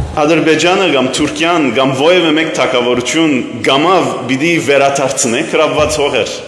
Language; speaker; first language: Armenian; early bilingual, heritage; Armenian